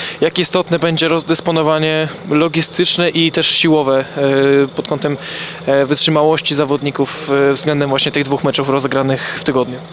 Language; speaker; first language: Polish; native; Polish